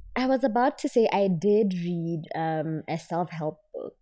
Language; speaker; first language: English; non-native, local second language; Tswana